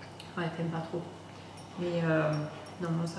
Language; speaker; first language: French; native; French